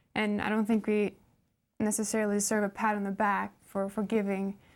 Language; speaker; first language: English; non-native, fluent; Norwegian